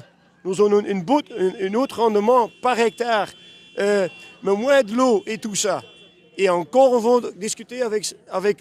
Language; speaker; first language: French; non-native, local second language; Dutch